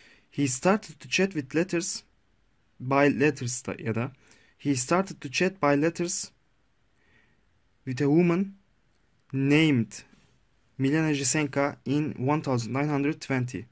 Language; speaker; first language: English; non-native, learner; Turkish